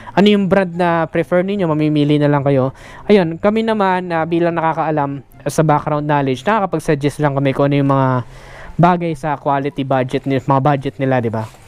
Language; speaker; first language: Filipino; native; Filipino